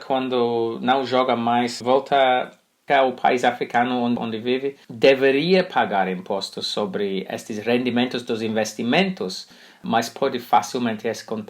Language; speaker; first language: Portuguese; non-native, fluent; English